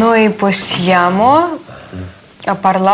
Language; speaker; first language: Italian; non-native, learner; Russian